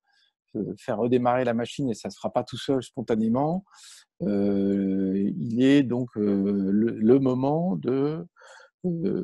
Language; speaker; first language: French; native; French